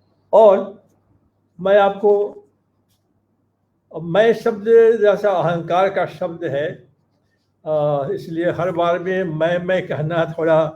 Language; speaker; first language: Hindi; native; Hindi